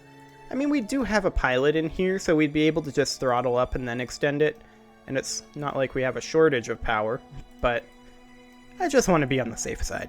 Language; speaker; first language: English; native; English